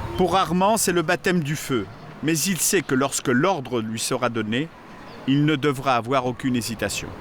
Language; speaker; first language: French; native; French